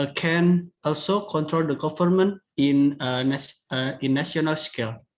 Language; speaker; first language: English; non-native, learner; Indonesian